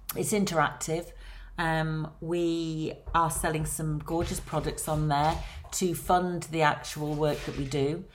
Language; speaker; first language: English; native; English